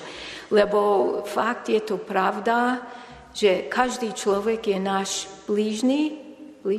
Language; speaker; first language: Slovak; non-native, fluent; English